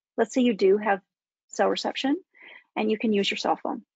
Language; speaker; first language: English; native; English